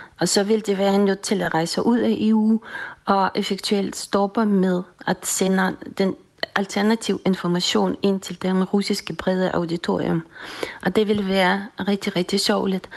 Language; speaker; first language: Danish; non-native, fluent; Russian